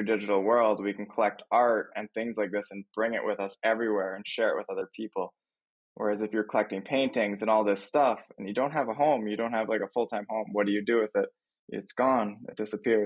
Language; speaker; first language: English; native; English